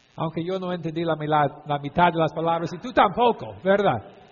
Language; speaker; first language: Spanish; non-native, fluent; English